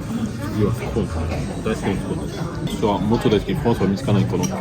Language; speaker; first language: Japanese; non-native, fluent; French